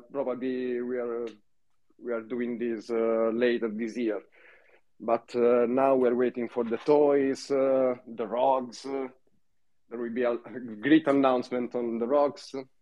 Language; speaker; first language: English; non-native, fluent; Italian